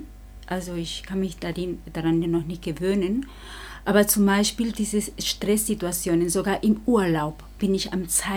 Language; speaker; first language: German; non-native, fluent; Spanish